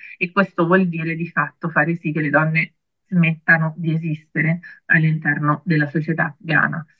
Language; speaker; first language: Italian; native; Italian